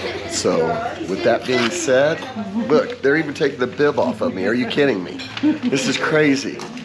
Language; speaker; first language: English; native; English